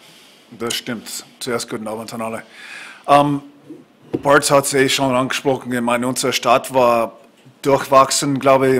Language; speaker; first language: German; non-native, fluent; English